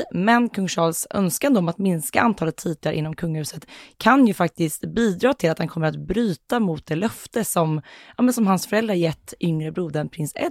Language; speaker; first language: Swedish; native; Swedish